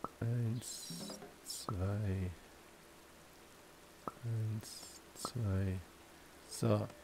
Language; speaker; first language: German; native; German